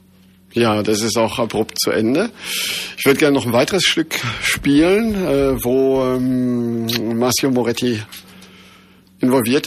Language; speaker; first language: German; native; German